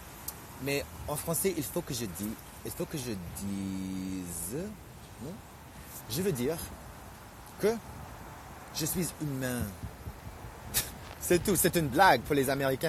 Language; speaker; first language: French; non-native, fluent; English